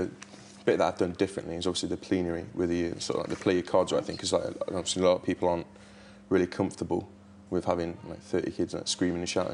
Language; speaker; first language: English; native; English